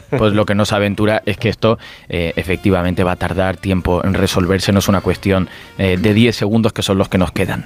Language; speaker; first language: Spanish; native; Spanish